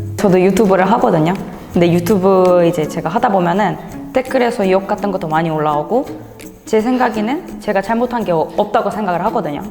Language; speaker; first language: Korean; non-native, fluent; Russian